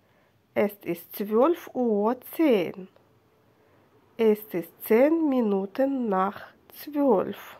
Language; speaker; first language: German; non-native, fluent; Russian